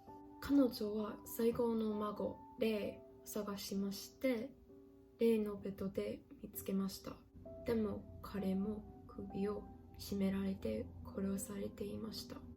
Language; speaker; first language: Japanese; non-native, learner; English